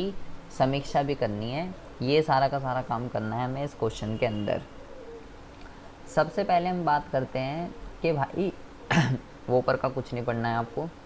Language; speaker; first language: Hindi; native; Hindi